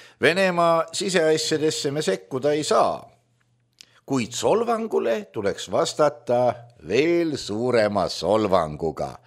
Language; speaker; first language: Estonian; native; Estonian